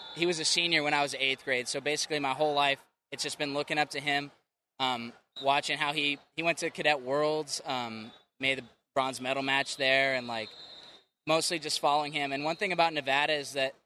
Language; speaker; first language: English; native; English